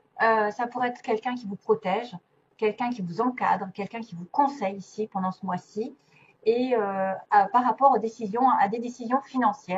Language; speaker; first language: French; native; French